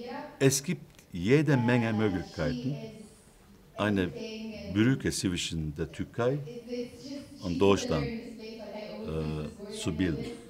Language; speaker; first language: German; non-native, fluent; Turkish